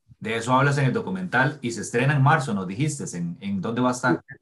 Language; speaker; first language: Spanish; native; Spanish